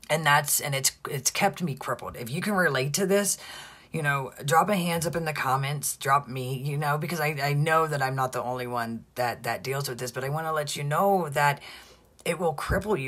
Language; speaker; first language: English; native; English